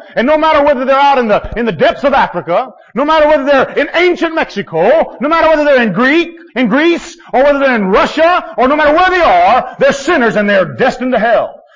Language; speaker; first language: English; native; English